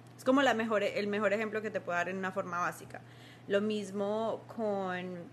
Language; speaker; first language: Spanish; early bilingual, heritage; Spanish